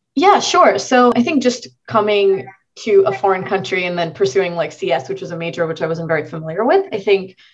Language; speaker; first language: English; non-native, local second language; Marathi